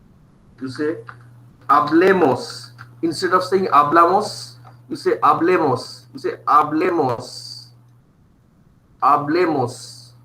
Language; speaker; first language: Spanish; non-native, fluent; Bangla